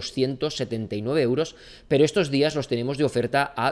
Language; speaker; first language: Spanish; native; Spanish